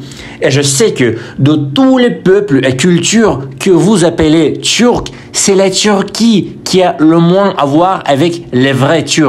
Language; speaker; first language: French; non-native, fluent; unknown